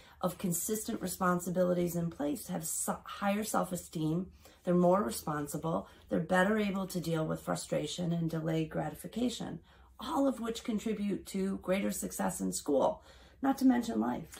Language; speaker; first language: English; native; English